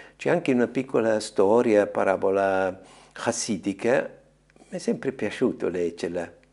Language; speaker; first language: Italian; non-native, fluent; German